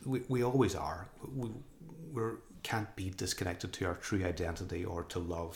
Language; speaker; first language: English; native; English